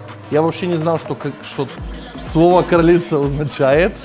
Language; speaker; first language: Russian; non-native, learner; Bulgarian